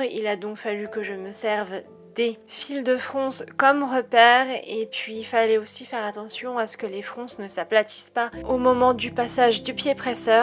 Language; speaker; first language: French; native; French